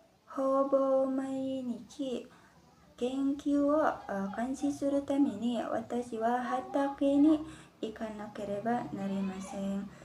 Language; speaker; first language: Japanese; non-native, learner; Indonesian